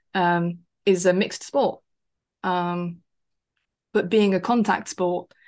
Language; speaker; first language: English; native; English